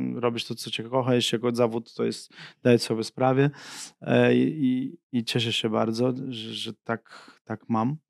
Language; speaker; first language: Polish; non-native, fluent; Italian